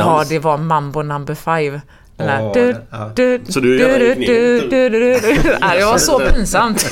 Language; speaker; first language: Swedish; native; Swedish